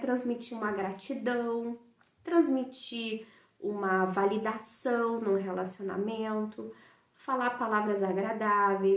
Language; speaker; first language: Portuguese; native; Portuguese